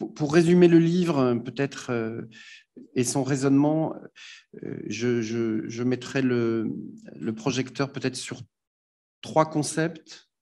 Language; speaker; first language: French; native; French